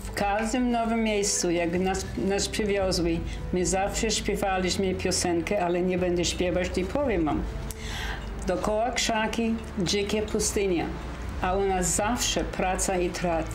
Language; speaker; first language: Polish; native; Polish